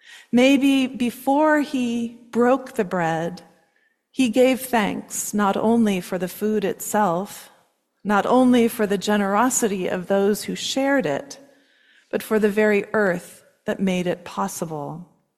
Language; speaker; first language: English; native; English